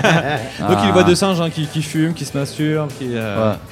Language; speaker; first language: French; native; French